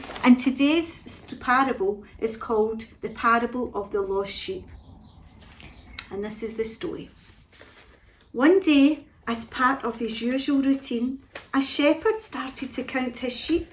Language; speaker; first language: English; native; English